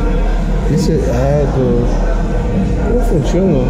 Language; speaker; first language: Spanish; non-native, learner; Haitian Creole